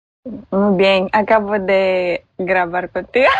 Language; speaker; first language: Spanish; non-native, learner; Filipino